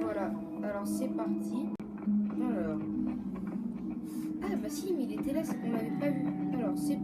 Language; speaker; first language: French; native; French